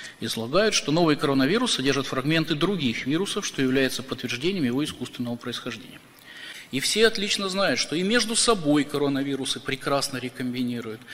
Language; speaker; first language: Russian; native; Russian